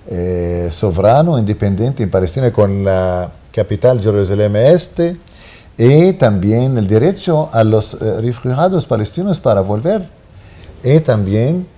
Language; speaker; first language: Spanish; non-native, fluent; Arabic